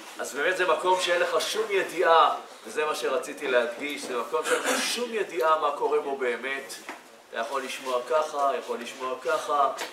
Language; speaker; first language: Hebrew; native; Hebrew